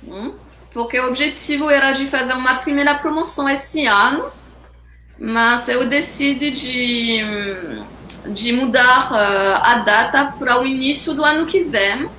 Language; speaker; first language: Portuguese; non-native, fluent; French